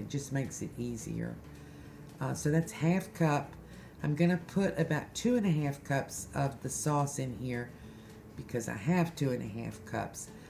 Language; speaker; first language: English; native; English